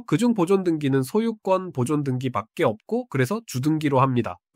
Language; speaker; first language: Korean; native; Korean